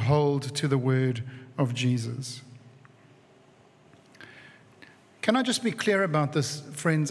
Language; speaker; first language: English; native; English